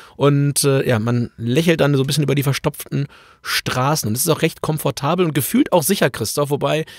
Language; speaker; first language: German; native; German